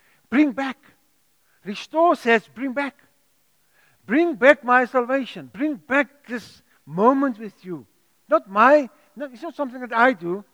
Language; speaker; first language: English; non-native, local second language; Afrikaans